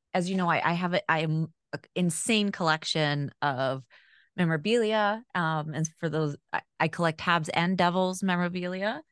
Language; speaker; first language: English; native; English